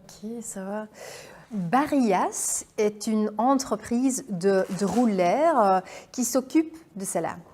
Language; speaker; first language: French; non-native, fluent; Dutch